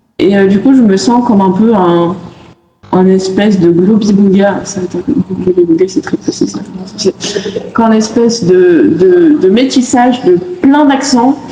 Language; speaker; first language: French; native; French